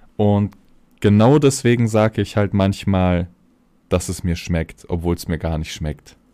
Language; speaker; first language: German; early bilingual, other home language; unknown